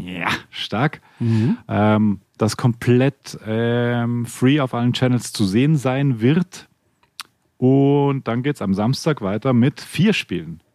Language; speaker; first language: German; native; German